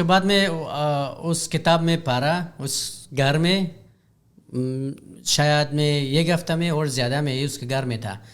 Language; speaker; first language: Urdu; non-native, learner; Hazaragi